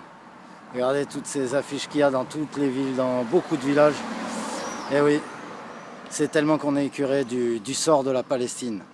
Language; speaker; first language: French; native; French